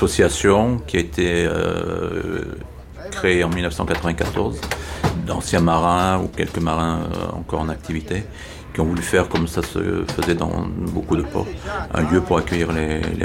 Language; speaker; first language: French; native; French